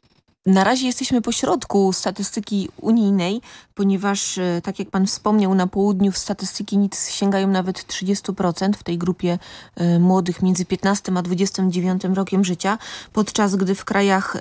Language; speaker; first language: Polish; native; Polish